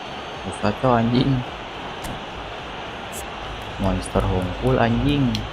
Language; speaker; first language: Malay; non-native, local second language; Sundanese